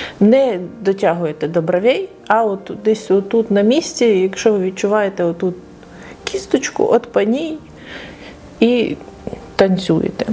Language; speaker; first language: Ukrainian; non-native, local second language; Russian